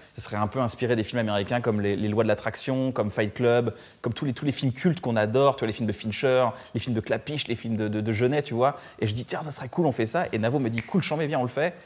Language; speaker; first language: French; native; French